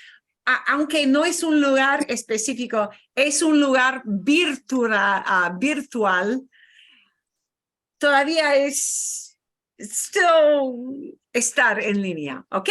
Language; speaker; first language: Spanish; non-native, fluent; English